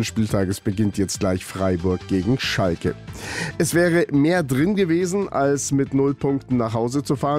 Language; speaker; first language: German; native; German